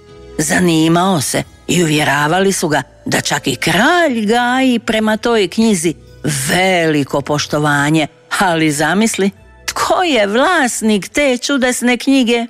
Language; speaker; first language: Croatian; native; Croatian